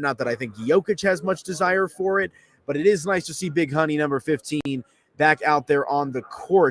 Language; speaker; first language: English; native; English